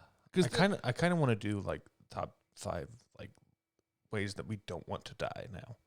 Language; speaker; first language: English; native; English